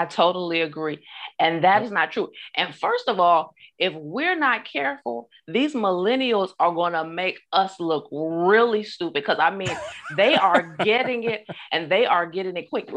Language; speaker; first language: English; native; English